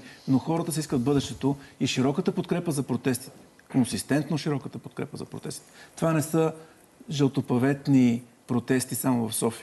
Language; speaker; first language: Bulgarian; native; Bulgarian